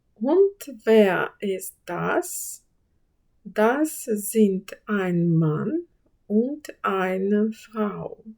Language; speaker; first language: German; non-native, fluent; Ukrainian